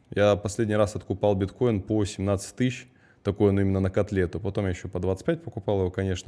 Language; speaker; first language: Russian; early bilingual, heritage; Russian